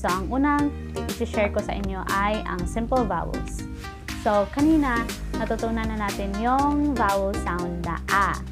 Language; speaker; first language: Filipino; native; Filipino